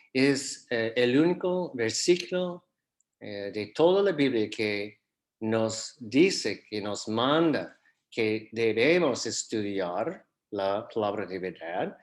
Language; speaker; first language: Spanish; non-native, fluent; English